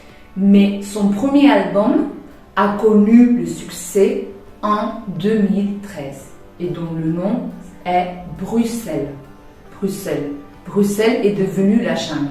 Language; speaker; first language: French; non-native, fluent; Spanish